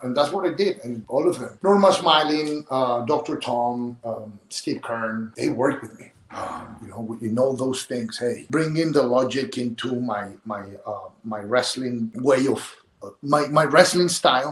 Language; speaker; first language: English; non-native, fluent; Spanish